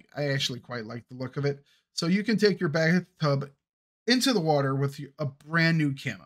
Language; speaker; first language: English; native; English